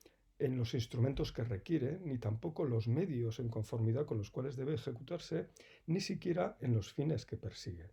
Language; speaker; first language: Spanish; native; Spanish